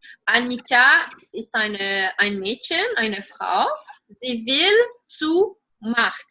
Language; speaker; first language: German; non-native, fluent; French